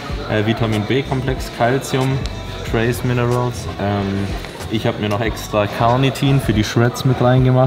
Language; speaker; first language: German; native; German